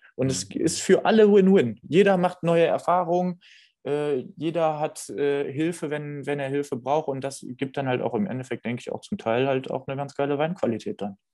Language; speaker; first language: German; native; German